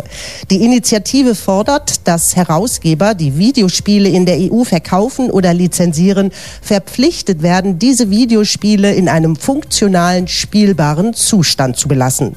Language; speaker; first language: German; native; German